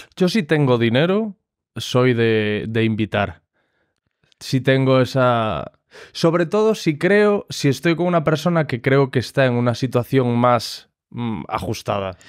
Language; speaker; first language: Spanish; native; Spanish